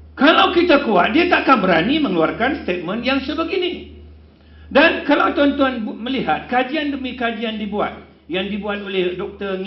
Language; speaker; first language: Malay; non-native, local second language; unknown